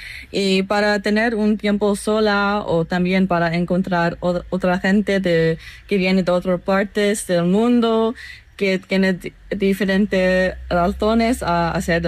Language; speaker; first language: Spanish; non-native, learner; English